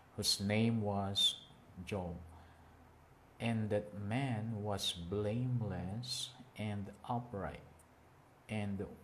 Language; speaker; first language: English; non-native, local second language; Filipino